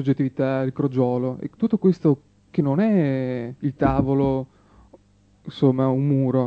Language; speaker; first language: Italian; native; Italian